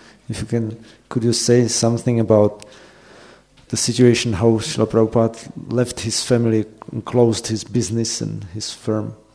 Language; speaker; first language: English; non-native, fluent; Czech